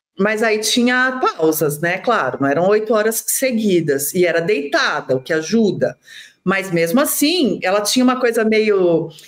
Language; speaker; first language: Portuguese; native; Portuguese